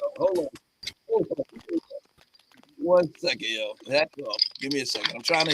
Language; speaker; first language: English; native; English